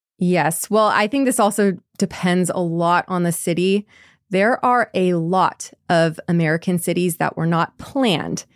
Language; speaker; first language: English; native; English